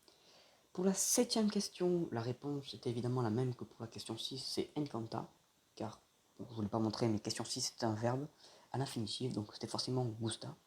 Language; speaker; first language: French; native; French